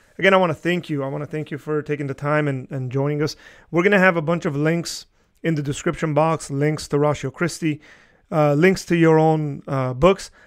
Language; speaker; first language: English; early bilingual, other home language; Armenian